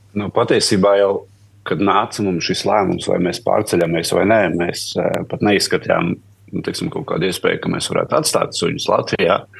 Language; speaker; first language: Latvian; native; Latvian